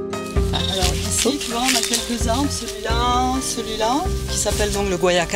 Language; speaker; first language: French; native; French